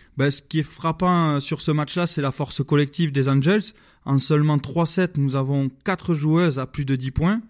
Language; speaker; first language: French; native; French